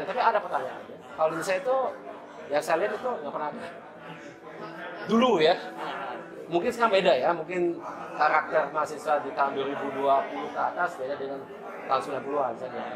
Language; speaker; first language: Indonesian; early bilingual, heritage; German